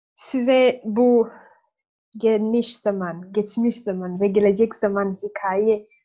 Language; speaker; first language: Turkish; non-native, learner; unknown